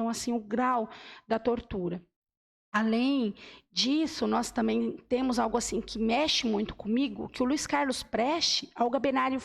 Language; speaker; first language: Portuguese; native; Portuguese